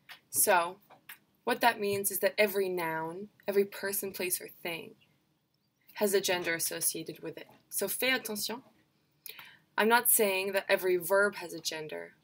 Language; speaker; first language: English; native; English